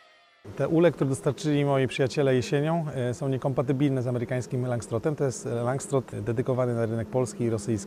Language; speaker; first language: Polish; native; Polish